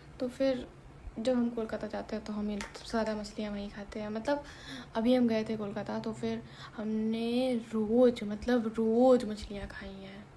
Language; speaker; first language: Hindi; non-native, local second language; Bangla